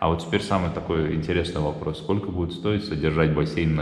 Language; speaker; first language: Russian; native; Russian